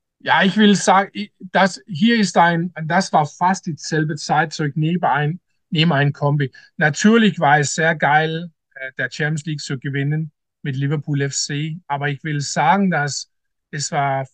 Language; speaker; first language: German; non-native, learner; Danish